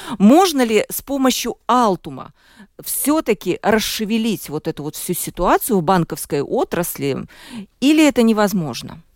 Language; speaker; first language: Russian; native; Russian